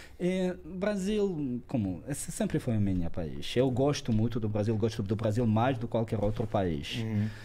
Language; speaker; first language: Portuguese; non-native, fluent; Russian